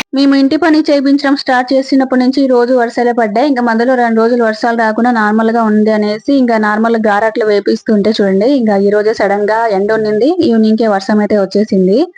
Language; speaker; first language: Telugu; native; Telugu